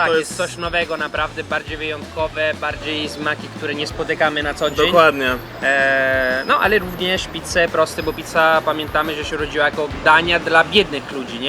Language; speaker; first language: Polish; non-native, learner; Italian